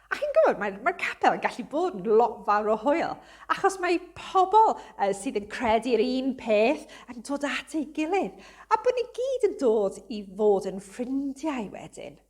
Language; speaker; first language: Welsh; non-native, local second language; English